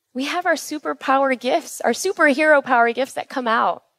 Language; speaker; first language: English; native; English